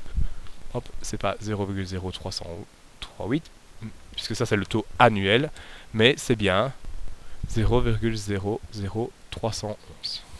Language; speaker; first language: French; native; French